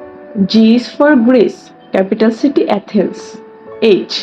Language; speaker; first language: English; non-native, learner; Bangla